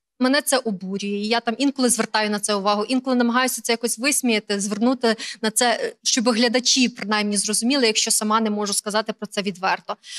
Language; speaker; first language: Ukrainian; native; Ukrainian